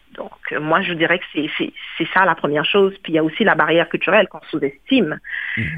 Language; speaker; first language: French; non-native, local second language; Kongo